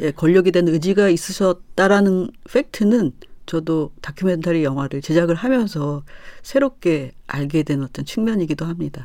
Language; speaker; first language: Korean; native; Korean